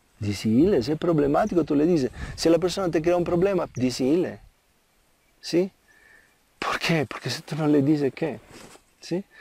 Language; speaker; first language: Spanish; non-native, fluent; Italian